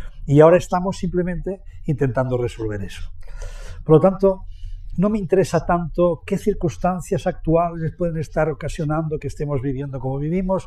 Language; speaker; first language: Spanish; native; Spanish